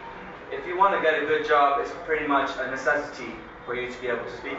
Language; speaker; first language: English; early bilingual, other home language; Hindi